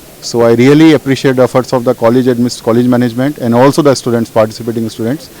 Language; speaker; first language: English; non-native, local second language; Hindi